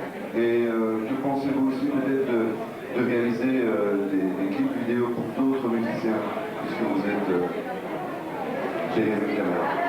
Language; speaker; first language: French; native; French